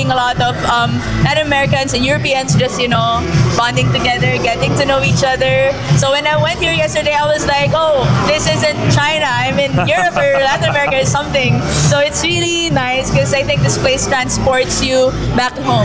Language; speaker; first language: English; non-native, local second language; Filipino